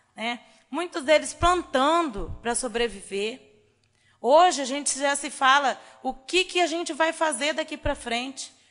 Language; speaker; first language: Portuguese; native; Portuguese